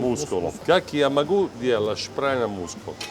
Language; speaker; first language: Russian; non-native, learner; Italian